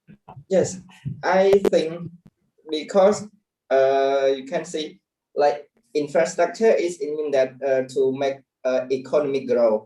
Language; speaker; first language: English; non-native, learner; Khmer